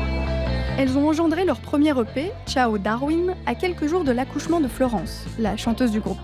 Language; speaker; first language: French; native; French